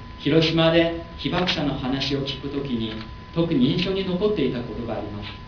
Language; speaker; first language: Japanese; non-native, learner; Chinese